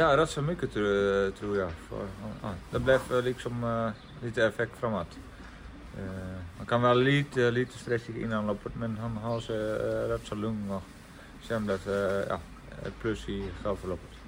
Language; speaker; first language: Swedish; non-native, fluent; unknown